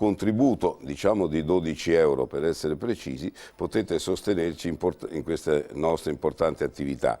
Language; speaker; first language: Italian; native; Italian